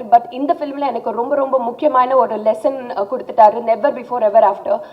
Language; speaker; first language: Tamil; non-native, learner; Telugu